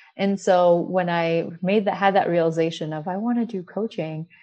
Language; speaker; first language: English; early bilingual, other home language; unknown